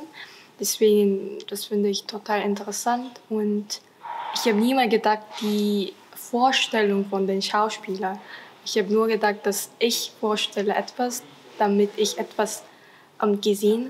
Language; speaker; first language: German; non-native, learner; Japanese